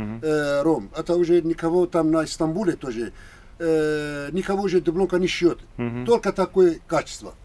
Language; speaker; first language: Russian; non-native, learner; Turkish